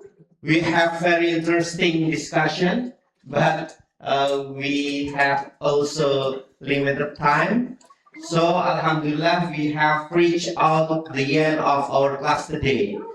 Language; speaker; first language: English; non-native, local second language; Indonesian